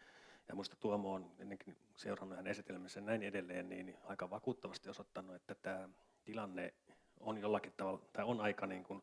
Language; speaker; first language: Finnish; native; Finnish